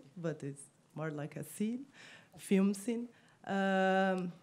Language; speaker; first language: English; non-native, fluent; Portuguese